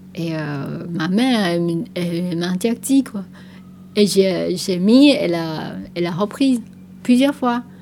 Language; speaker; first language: French; non-native, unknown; Min Nan Chinese